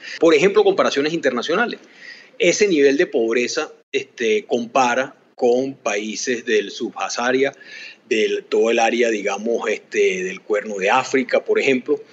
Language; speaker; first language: Spanish; native; Spanish